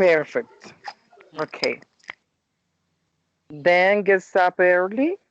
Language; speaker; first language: English; non-native, learner; Spanish